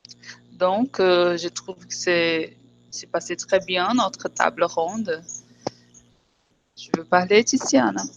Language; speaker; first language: French; non-native, fluent; Portuguese